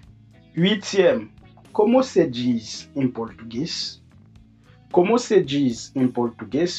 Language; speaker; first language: Portuguese; non-native, fluent; Haitian Creole